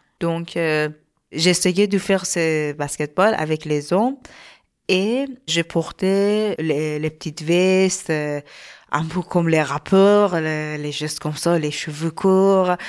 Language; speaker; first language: French; non-native, learner; Persian